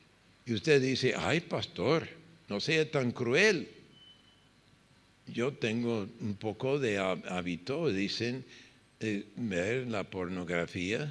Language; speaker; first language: Spanish; non-native, fluent; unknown